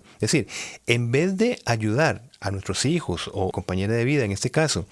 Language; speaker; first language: Spanish; native; Spanish